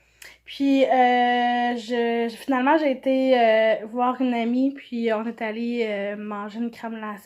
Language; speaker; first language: French; native; French